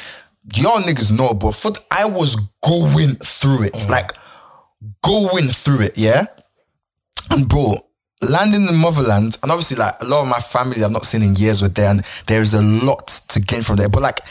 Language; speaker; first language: English; non-native, local second language; Yoruba